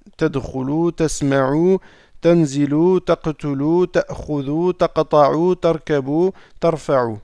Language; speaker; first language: Arabic; non-native, fluent; French